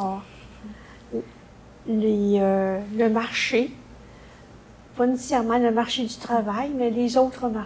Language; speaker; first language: French; native; French